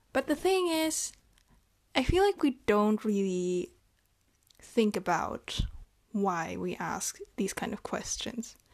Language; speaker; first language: English; non-native, fluent; Vietnamese